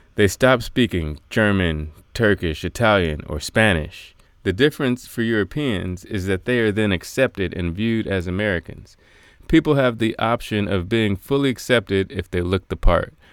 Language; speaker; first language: English; native; English